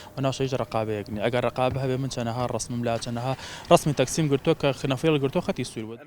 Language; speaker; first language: Central Kurdish; native; Central Kurdish